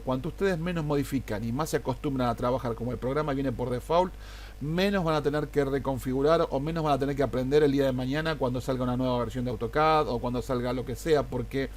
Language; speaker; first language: Spanish; native; Spanish